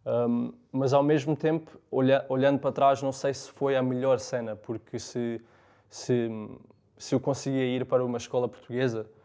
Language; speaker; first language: Portuguese; early bilingual, other home language; English